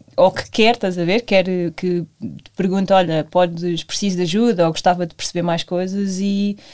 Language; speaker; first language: Portuguese; native; Portuguese